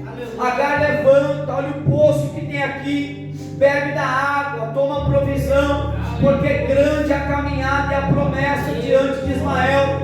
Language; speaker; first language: Portuguese; native; Portuguese